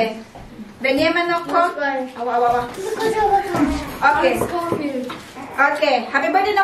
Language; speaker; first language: German; non-native, learner; Filipino